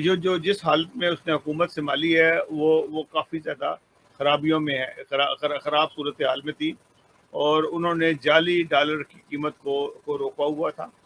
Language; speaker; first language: Urdu; native; Urdu